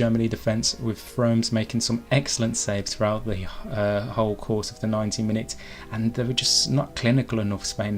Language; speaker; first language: English; native; English